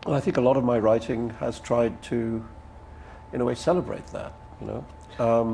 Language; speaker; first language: English; non-native, local second language; Urdu